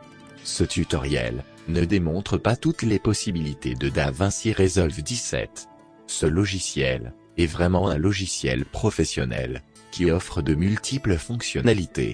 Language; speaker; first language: French; native; French